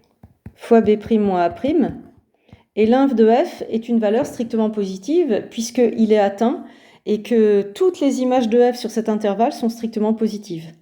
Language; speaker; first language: French; native; French